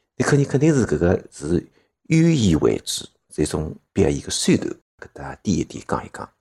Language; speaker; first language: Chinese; native; Chinese